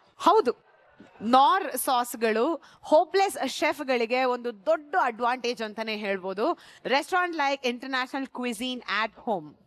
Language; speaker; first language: Kannada; native; Kannada